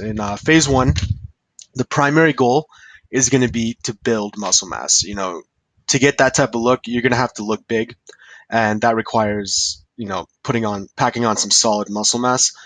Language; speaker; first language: English; native; English